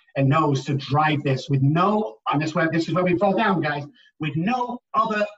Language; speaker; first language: English; native; English